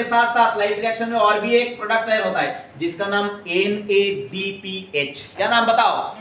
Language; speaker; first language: Hindi; non-native, local second language; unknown